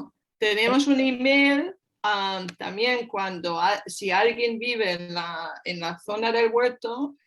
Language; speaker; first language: Spanish; non-native, fluent; German